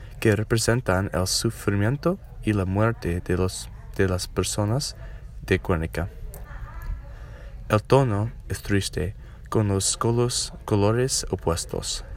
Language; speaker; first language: Spanish; non-native, learner; English